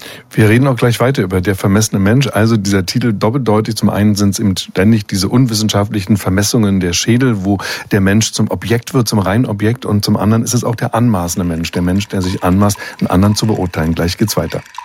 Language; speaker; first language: German; native; German